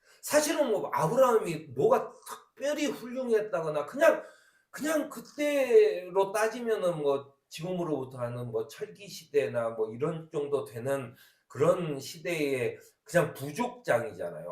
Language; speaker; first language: Korean; native; Korean